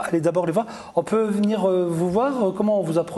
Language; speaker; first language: French; native; French